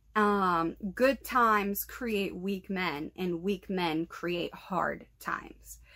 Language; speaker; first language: English; native; English